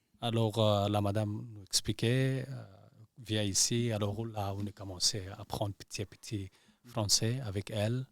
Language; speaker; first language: French; non-native, learner; Persian